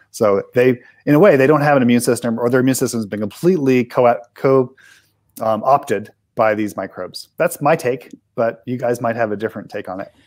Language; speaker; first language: English; native; English